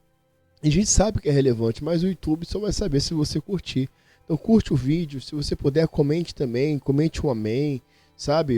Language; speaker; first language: Portuguese; native; Portuguese